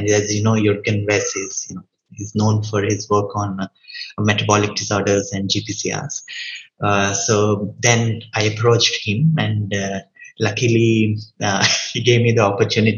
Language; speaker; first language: English; non-native, local second language; Telugu